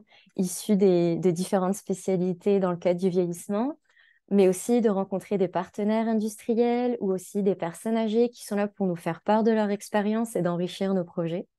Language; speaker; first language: French; native; French